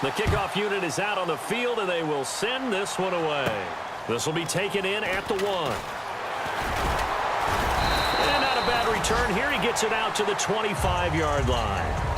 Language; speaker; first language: English; native; English